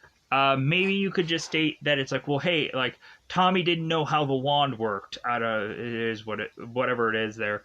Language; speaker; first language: English; native; English